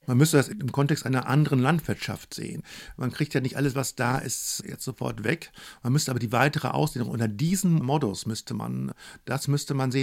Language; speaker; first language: German; native; German